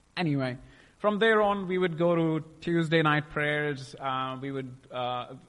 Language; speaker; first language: English; non-native, local second language; Punjabi